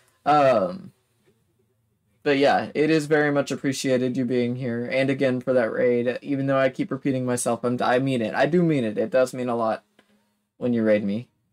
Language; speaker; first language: English; native; English